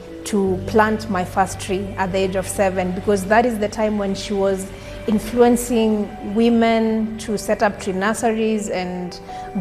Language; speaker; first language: English; non-native, local second language; Kikuyu